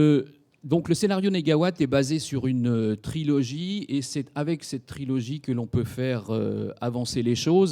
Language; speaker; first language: French; native; French